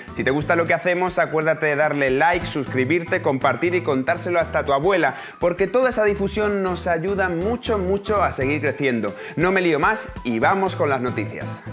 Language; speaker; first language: Spanish; native; Spanish